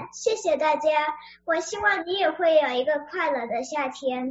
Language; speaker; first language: Chinese; early bilingual, heritage; Chinese